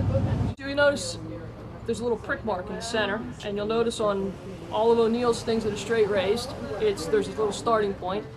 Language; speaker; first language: English; native; English